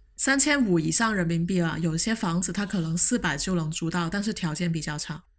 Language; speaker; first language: Chinese; non-native, local second language; Cantonese